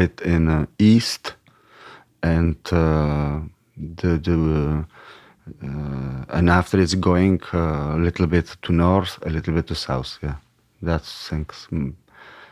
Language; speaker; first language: English; non-native, learner; Czech